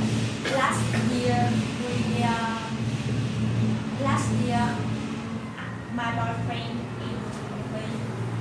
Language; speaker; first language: English; non-native, learner; Vietnamese